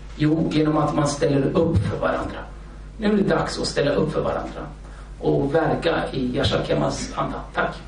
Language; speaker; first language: Swedish; early bilingual, other home language; Kurdish